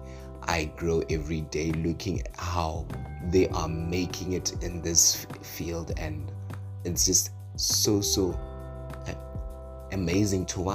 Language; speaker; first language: English; non-native, local second language; Northern Sotho